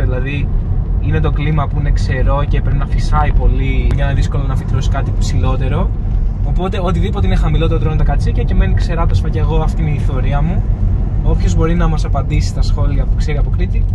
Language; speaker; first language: Greek; native; Greek